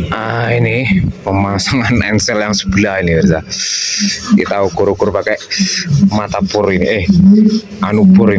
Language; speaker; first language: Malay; non-native, local second language; Javanese